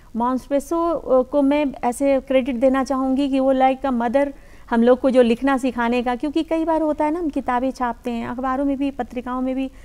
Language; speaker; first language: Hindi; native; Hindi